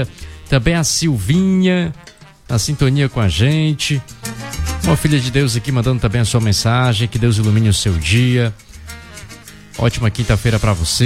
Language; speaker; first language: Portuguese; native; Portuguese